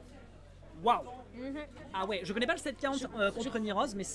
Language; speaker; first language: French; native; French